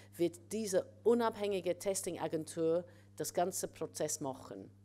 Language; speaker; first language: German; non-native, fluent; English